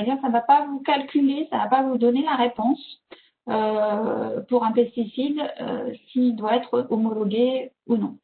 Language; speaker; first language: French; native; French